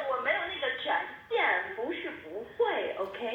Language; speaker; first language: Chinese; native; Chinese